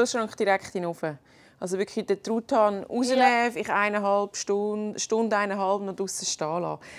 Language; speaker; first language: German; native; German